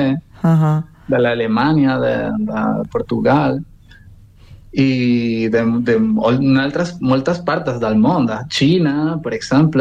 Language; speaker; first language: Catalan; non-native, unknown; Spanish